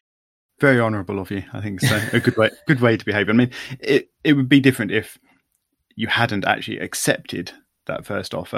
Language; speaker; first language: English; native; English